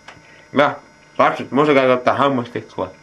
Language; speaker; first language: Finnish; native; Finnish